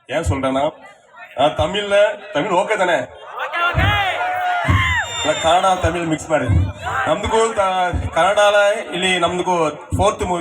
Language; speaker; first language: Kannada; non-native, local second language; Tamil